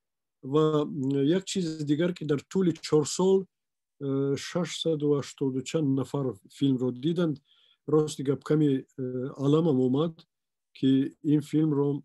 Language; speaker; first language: Persian; non-native, local second language; Shughni